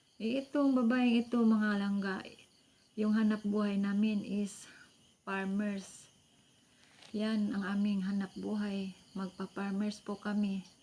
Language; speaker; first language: Filipino; non-native, local second language; Cebuano